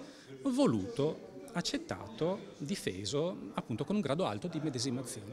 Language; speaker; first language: Italian; native; Italian